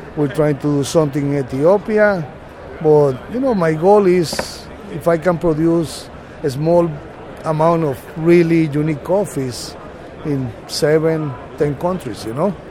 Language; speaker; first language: English; non-native, fluent; Spanish